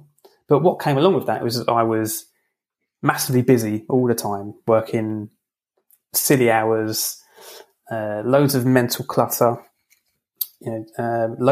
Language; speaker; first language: English; native; English